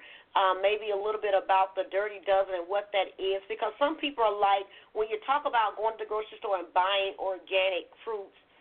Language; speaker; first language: English; native; English